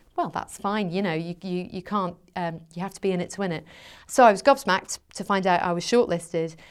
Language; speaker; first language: English; native; English